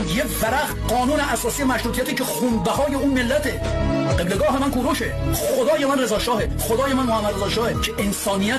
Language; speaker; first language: Persian; native; Persian